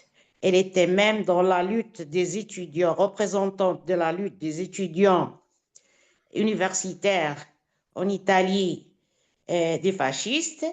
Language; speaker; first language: French; non-native, fluent; Italian